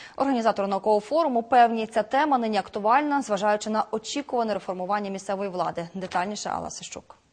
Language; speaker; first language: Ukrainian; native; Ukrainian